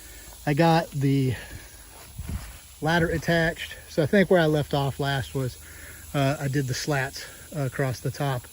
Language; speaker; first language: English; native; English